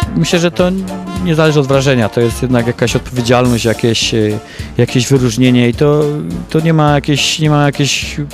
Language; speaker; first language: Polish; native; Polish